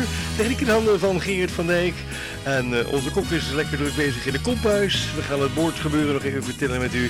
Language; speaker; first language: Dutch; native; Dutch